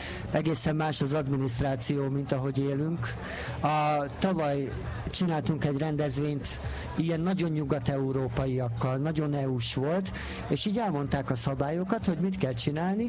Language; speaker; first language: Hungarian; native; Hungarian